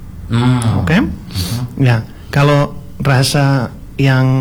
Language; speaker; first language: Indonesian; non-native, learner; Spanish